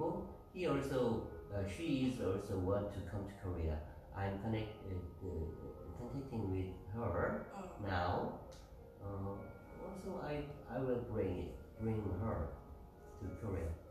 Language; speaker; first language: English; non-native, learner; Korean